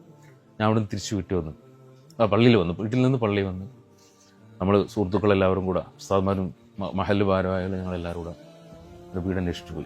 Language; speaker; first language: Malayalam; native; Malayalam